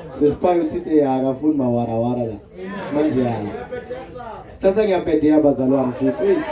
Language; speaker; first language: Zulu; non-native, local second language; Swati